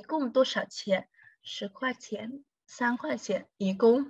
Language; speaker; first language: Chinese; non-native, fluent; Vietnamese